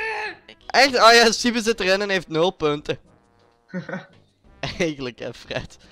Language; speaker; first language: Dutch; native; Dutch